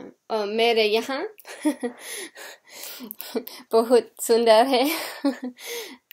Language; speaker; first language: Hindi; non-native, learner; English